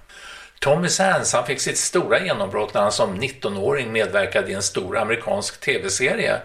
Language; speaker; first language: Swedish; native; Swedish